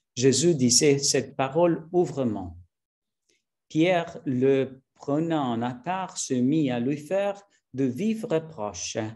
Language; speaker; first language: French; non-native, learner; Spanish